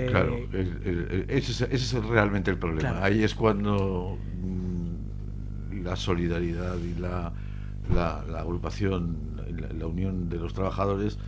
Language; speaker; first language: Spanish; native; Spanish